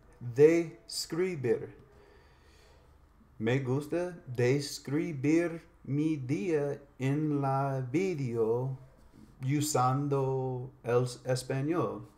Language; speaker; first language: Spanish; non-native, learner; English